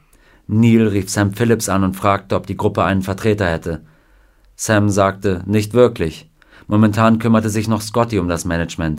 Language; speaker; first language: German; native; German